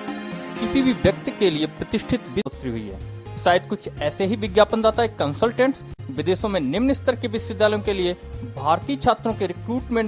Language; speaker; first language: Hindi; native; Hindi